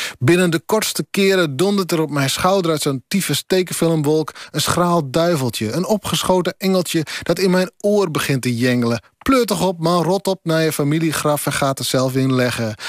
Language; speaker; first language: Dutch; non-native, local second language; Western Frisian